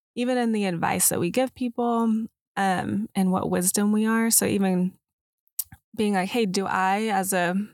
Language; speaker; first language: English; native; English